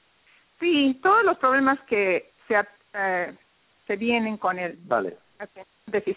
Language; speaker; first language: Spanish; early bilingual, heritage; Spanish